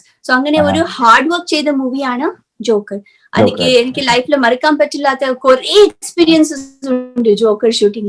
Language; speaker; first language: Malayalam; non-native, learner; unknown